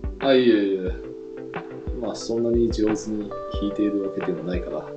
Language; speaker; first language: Japanese; non-native, fluent; Chinese